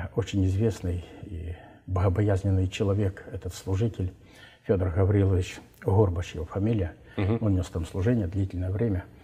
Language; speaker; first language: Russian; non-native, local second language; Ukrainian